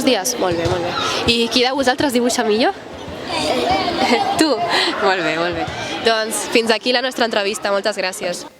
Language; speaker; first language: Catalan; native; Catalan